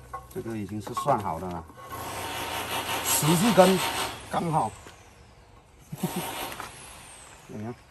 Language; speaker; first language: Chinese; native; Chinese